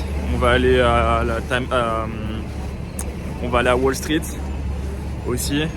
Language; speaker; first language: French; native; French